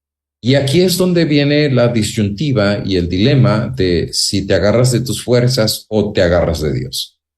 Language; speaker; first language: Spanish; native; Spanish